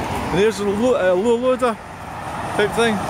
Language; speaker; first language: English; native; English